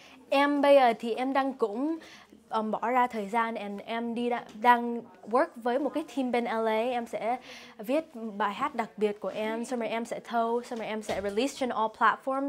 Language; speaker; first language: Vietnamese; early bilingual, heritage; Vietnamese